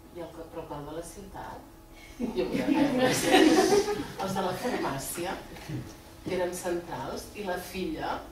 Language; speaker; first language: Catalan; native; Catalan